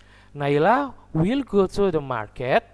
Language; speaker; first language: English; non-native, learner; Indonesian